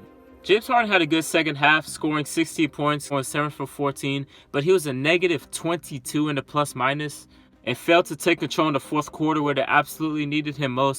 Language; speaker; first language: English; native; English